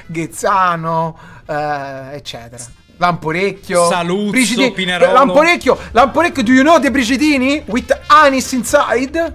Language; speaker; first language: English; non-native, fluent; Italian